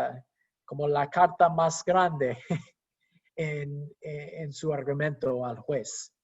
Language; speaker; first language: Spanish; non-native, fluent; English